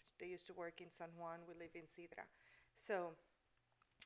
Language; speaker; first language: English; non-native, fluent; Spanish